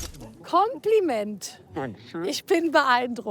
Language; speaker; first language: German; native; German